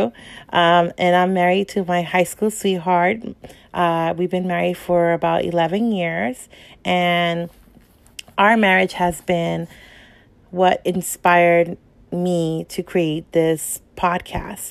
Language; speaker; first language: English; native; English